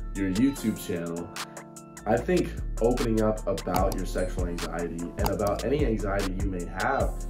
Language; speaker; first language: English; native; English